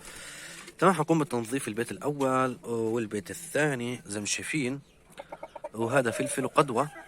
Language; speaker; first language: Arabic; native; Arabic